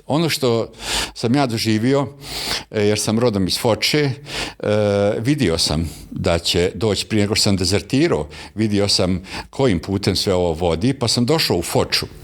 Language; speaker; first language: Bosnian; native; Bosnian